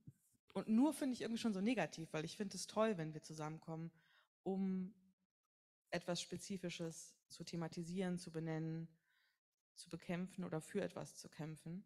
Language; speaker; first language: German; native; German